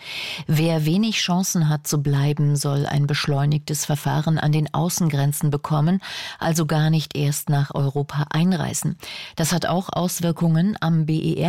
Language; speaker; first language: German; native; German